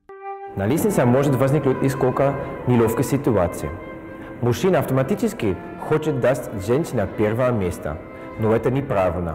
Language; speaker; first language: Russian; non-native, fluent; Dutch